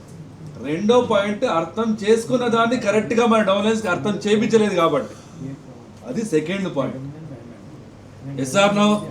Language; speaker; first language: Telugu; native; Telugu